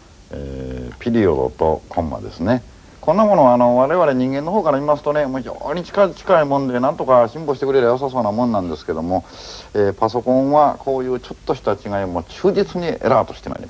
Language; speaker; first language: Japanese; native; Japanese